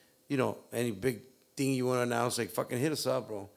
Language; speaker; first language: English; early bilingual, other home language; Spanish